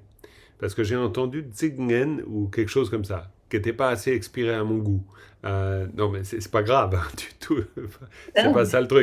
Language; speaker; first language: French; native; French